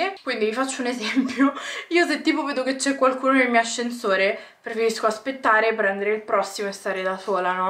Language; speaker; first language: Italian; native; Italian